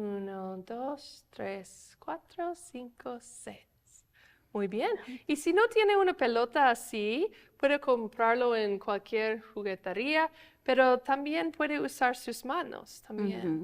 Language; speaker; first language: Spanish; non-native, fluent; English